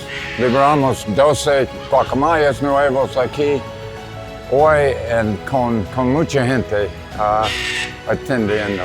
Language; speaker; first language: Spanish; non-native, learner; English